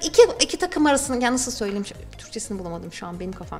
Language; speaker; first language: Turkish; native; Turkish